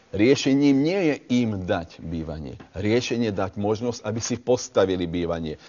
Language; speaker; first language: Slovak; non-native, local second language; Hungarian